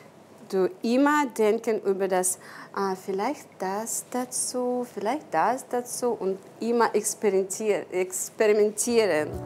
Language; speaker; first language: German; non-native, learner; Ukrainian